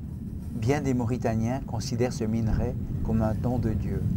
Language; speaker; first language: French; native; French